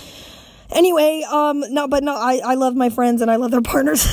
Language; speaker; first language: English; native; English